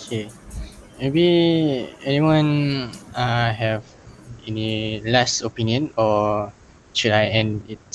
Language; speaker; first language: English; non-native, local second language; Malay